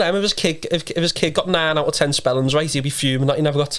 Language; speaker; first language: English; native; English